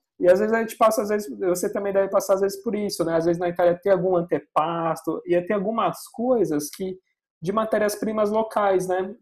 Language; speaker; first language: Portuguese; native; Portuguese